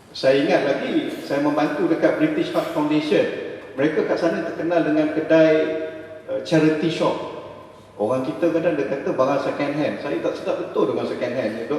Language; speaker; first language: Malay; native; Malay